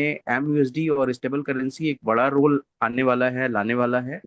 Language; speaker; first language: Hindi; native; Hindi